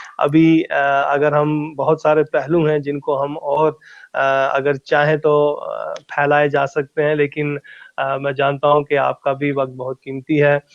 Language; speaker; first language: Urdu; native; Urdu